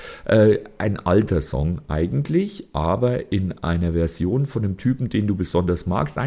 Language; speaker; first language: German; native; German